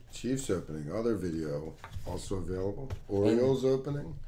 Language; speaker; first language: English; native; English